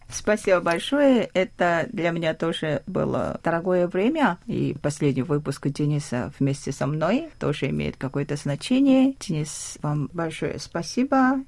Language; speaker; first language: Russian; non-native, fluent; Korean